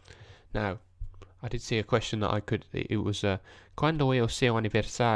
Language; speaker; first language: Portuguese; non-native, learner; English